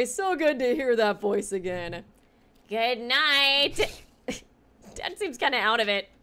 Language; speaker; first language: English; native; English